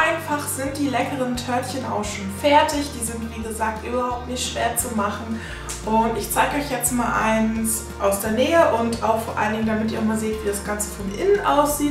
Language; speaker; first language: German; native; German